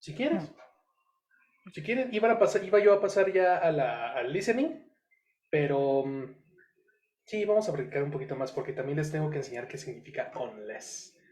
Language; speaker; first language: Spanish; native; Spanish